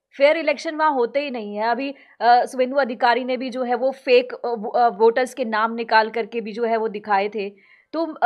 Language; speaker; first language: Hindi; native; Hindi